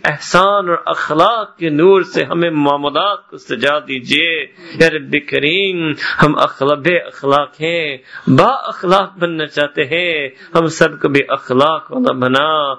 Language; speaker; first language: Urdu; early bilingual, other home language; English